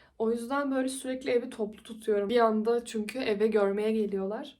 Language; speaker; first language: Turkish; native; Turkish